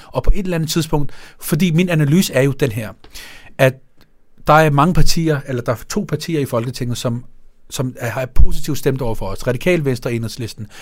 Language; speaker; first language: Danish; early bilingual, other home language; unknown